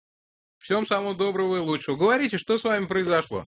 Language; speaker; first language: Russian; native; Russian